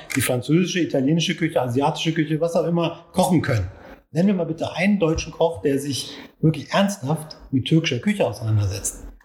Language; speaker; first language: German; non-native, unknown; Turkish